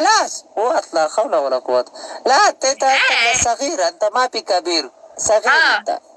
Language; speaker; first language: Arabic; non-native, learner; Pashto